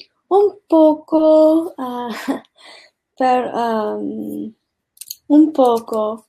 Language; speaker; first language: Spanish; early bilingual, heritage; English